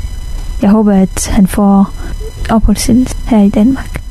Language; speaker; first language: Danish; non-native, fluent; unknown